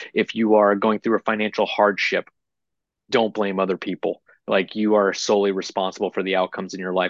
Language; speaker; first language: English; native; English